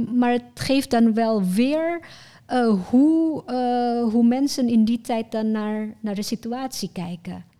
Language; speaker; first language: Dutch; non-native, fluent; Indonesian